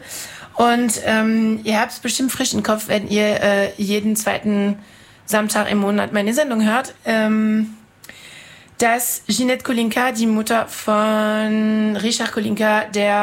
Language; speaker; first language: German; non-native, fluent; French